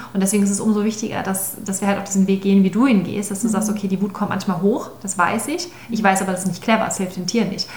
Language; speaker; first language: German; native; German